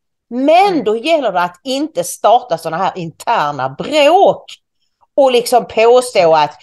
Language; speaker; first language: Swedish; native; Swedish